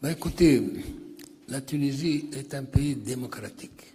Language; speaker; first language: French; non-native, local second language; Arabic